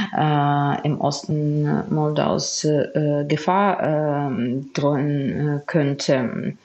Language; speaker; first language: German; non-native, fluent; Ukrainian